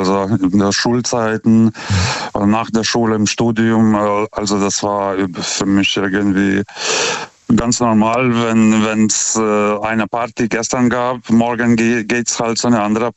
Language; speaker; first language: German; non-native, fluent; Lithuanian